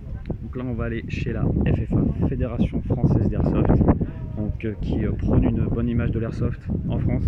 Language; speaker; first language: French; native; French